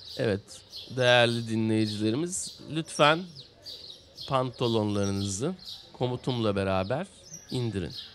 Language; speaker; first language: Turkish; native; Turkish